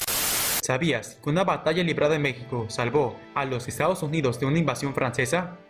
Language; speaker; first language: Spanish; native; Spanish